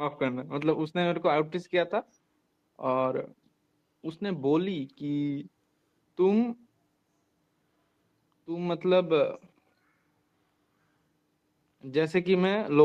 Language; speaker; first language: Hindi; non-native, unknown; Bangla